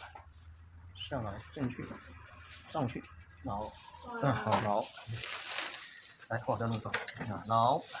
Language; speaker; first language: Chinese; native; Chinese